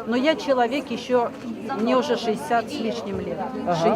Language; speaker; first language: Russian; native; Russian